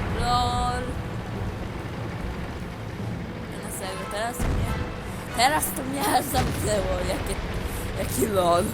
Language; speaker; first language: Polish; native; Polish